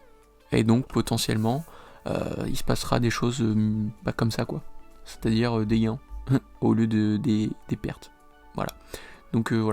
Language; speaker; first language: French; native; French